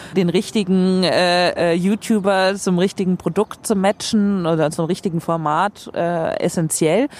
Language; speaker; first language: German; non-native, fluent; Swedish